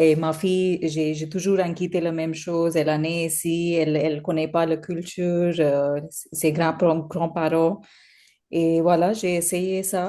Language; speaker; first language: French; non-native, learner; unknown